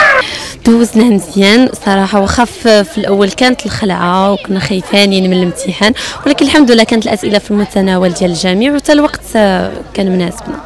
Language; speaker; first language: Arabic; native; Arabic